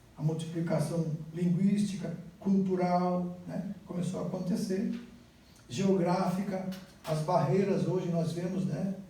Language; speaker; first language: Portuguese; native; Portuguese